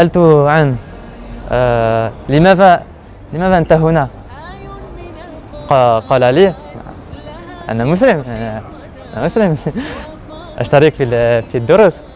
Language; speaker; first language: Arabic; non-native, learner; French